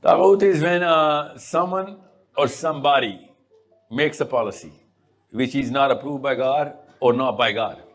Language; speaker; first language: English; non-native, local second language; Urdu